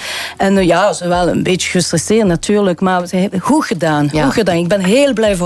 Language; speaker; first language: Dutch; non-native, local second language; French